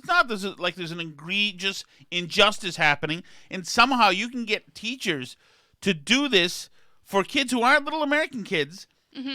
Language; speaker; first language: English; native; English